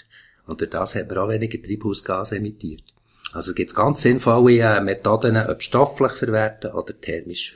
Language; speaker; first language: German; native; German